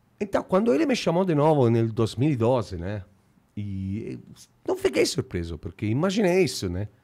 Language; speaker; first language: Portuguese; non-native, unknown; Italian